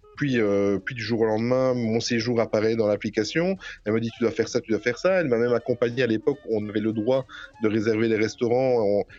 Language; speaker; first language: French; native; French